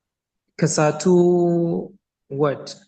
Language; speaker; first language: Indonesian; non-native, learner; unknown